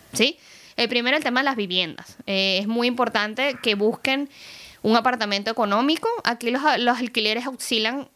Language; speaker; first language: Spanish; native; Spanish